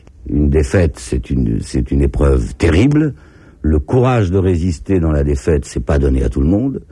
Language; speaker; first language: French; native; French